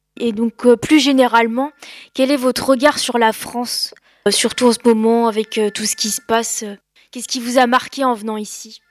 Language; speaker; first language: French; native; French